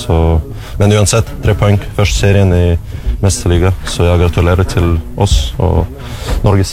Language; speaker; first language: Norwegian; non-native, learner; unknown